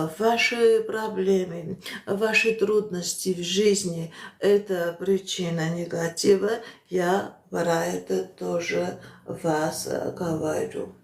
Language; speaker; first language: Russian; non-native, fluent; Armenian